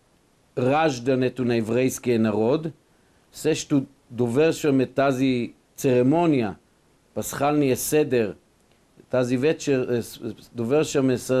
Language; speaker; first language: Bulgarian; non-native, fluent; Hebrew